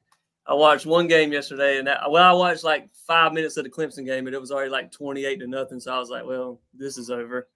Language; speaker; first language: English; native; English